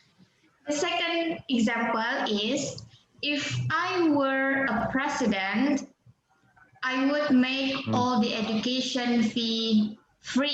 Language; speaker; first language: English; non-native, fluent; Indonesian